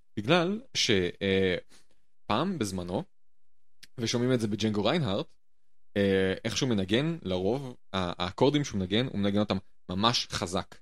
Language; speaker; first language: Hebrew; native; Hebrew